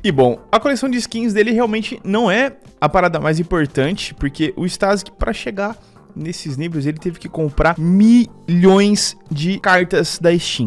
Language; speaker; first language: Portuguese; native; Portuguese